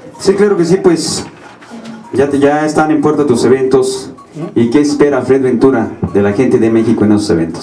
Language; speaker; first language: Spanish; native; Spanish